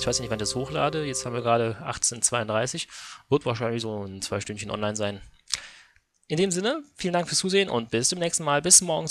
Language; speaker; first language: German; native; German